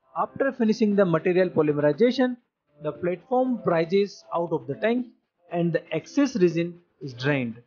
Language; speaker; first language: English; non-native, local second language; Hindi